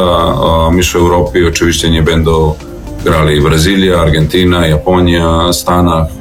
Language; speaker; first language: Polish; non-native, learner; Serbian